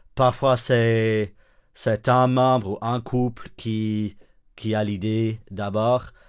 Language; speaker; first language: French; non-native, fluent; English